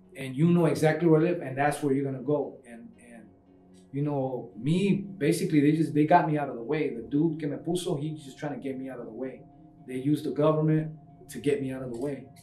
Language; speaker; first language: English; native; English